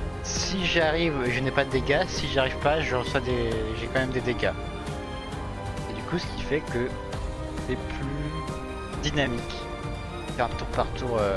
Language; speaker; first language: French; native; French